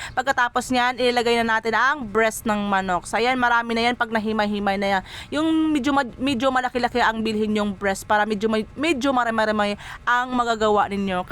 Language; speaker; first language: Filipino; non-native, local second language; Cebuano